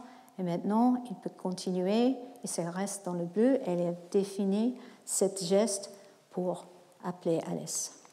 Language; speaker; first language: French; non-native, fluent; English